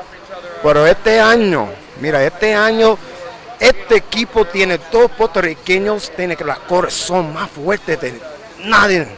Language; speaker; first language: Spanish; early bilingual, heritage; English